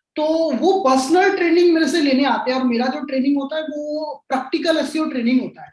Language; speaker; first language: Hindi; non-native, local second language; Bangla